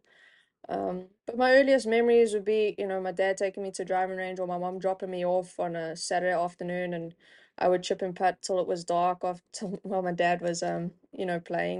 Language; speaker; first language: English; native; English